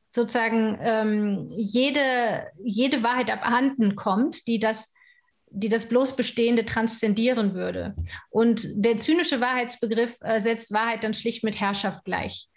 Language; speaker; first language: German; native; German